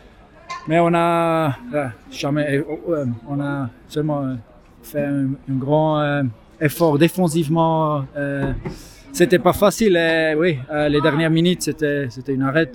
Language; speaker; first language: French; non-native, learner; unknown